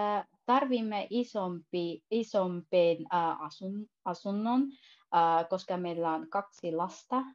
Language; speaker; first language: Finnish; non-native, learner; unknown